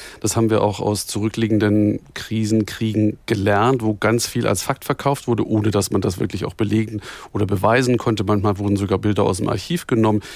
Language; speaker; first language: German; native; German